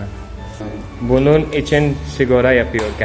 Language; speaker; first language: Turkish; non-native, learner; Urdu